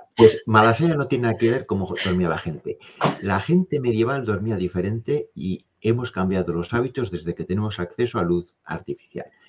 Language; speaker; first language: Spanish; native; Spanish